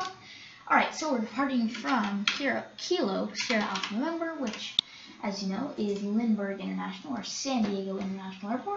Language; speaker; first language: English; native; English